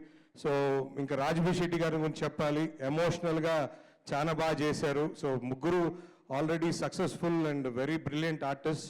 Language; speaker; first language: Telugu; native; Telugu